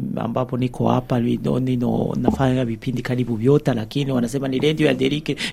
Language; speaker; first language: Swahili; native; Swahili